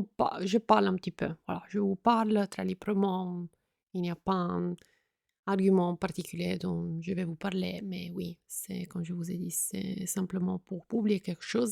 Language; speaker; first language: French; non-native, fluent; Italian